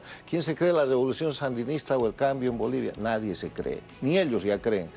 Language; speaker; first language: Spanish; native; Spanish